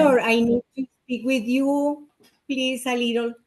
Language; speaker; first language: English; non-native, learner; Spanish